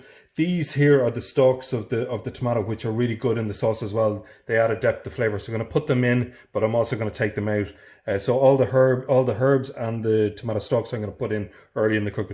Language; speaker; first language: English; native; English